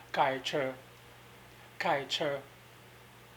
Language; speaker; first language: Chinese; non-native, fluent; Filipino